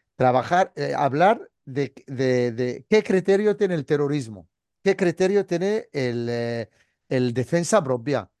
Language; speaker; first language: Spanish; non-native, fluent; Arabic